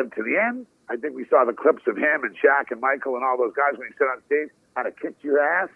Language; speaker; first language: English; native; English